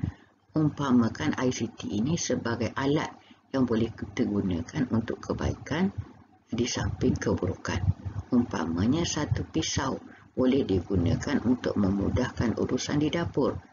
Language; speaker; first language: Malay; native; Malay